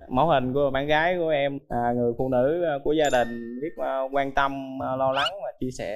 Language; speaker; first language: Vietnamese; native; Vietnamese